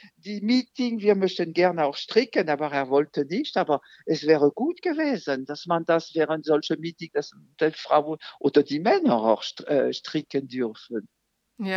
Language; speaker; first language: German; non-native, fluent; French